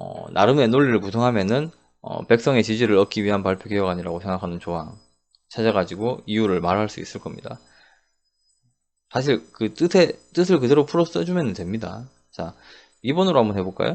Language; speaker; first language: Korean; native; Korean